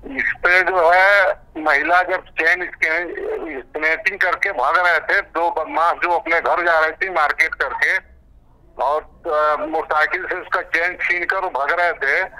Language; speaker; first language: Hindi; native; Hindi